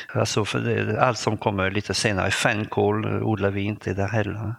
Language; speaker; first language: Swedish; non-native, fluent; French